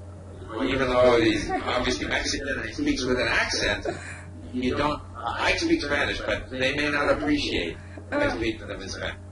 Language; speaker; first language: English; non-native, fluent; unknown